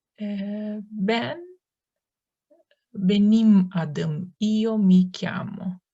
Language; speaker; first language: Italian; non-native, fluent; Turkish